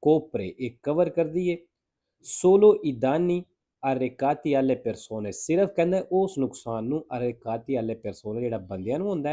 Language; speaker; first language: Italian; non-native, fluent; Punjabi